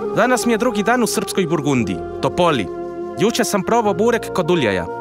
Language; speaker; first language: Croatian; non-native, fluent; Spanish